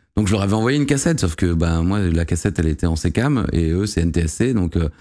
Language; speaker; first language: French; native; French